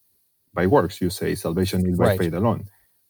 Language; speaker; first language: English; non-native, fluent; Spanish